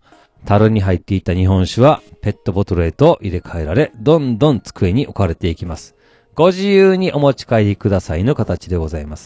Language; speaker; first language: Japanese; native; Japanese